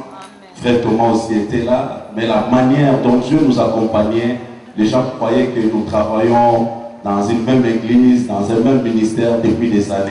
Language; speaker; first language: French; non-native, local second language; Lingala